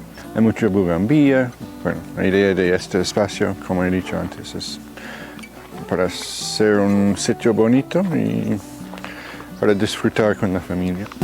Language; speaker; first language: Spanish; non-native, fluent; English